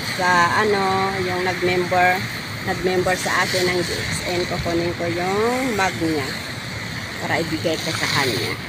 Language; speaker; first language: Filipino; non-native, local second language; Iloko